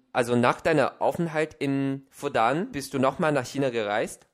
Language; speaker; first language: German; non-native, fluent; Chinese